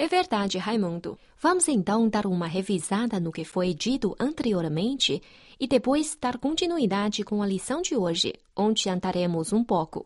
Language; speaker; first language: Portuguese; non-native, fluent; Chinese